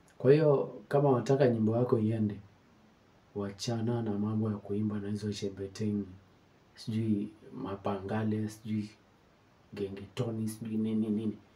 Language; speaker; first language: Swahili; non-native, local second language; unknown